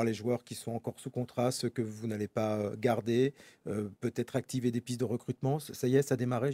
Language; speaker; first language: French; native; French